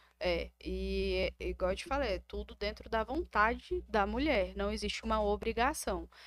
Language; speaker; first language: Portuguese; native; Portuguese